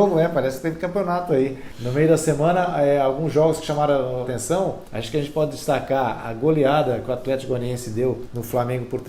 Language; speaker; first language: Portuguese; native; Portuguese